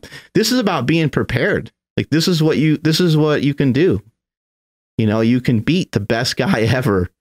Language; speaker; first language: English; native; English